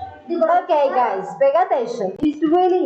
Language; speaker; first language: English; non-native, learner; Spanish